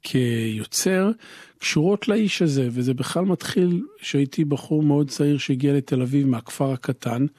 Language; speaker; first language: Hebrew; native; Hebrew